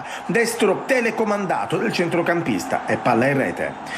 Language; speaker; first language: Italian; native; Italian